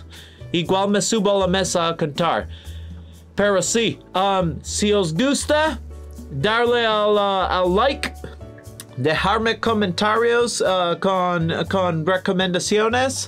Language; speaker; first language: Spanish; non-native, learner; English